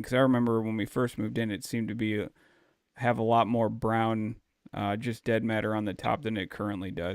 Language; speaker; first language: English; native; English